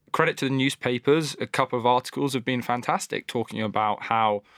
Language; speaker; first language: English; native; English